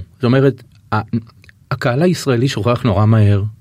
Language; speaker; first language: Hebrew; native; Hebrew